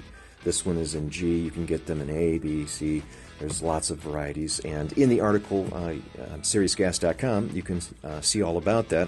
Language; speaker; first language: English; native; English